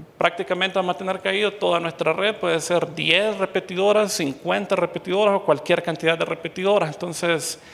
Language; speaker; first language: Spanish; native; Spanish